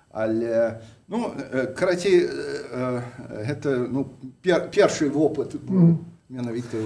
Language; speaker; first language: Belarusian; non-native, fluent; English